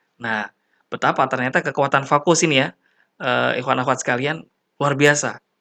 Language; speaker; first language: Indonesian; native; Indonesian